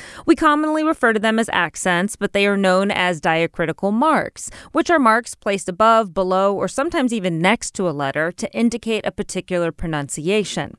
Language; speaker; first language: English; native; English